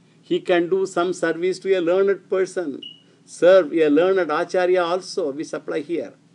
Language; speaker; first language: English; non-native, local second language; Tamil